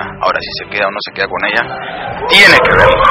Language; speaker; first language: Spanish; native; Spanish